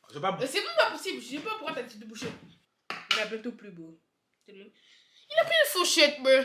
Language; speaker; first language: French; native; French